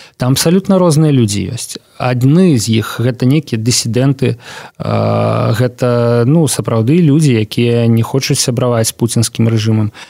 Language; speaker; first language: Belarusian; native; Belarusian